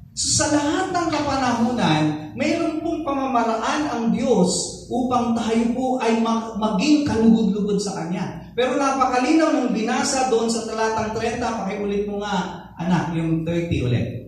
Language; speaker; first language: Filipino; native; Filipino